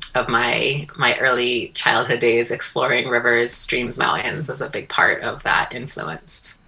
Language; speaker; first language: English; native; English